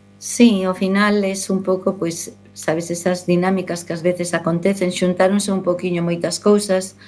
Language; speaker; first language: Galician; non-native, local second language; Spanish